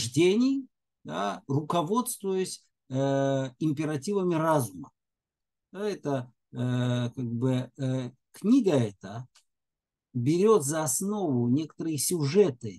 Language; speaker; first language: Russian; native; Russian